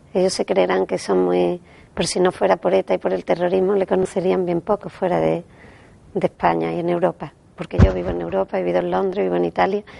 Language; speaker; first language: Spanish; native; Spanish